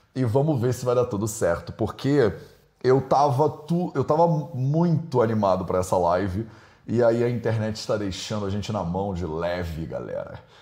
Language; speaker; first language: Portuguese; native; Portuguese